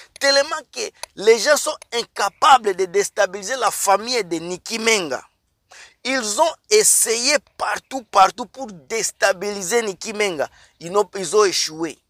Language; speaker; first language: French; non-native, local second language; Lingala